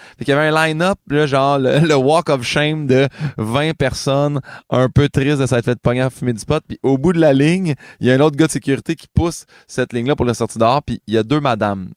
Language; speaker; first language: French; native; French